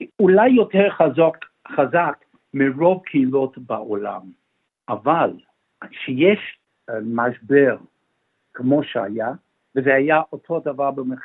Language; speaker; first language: Hebrew; non-native, fluent; English